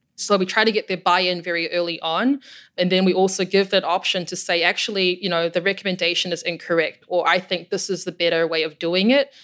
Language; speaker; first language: English; native; English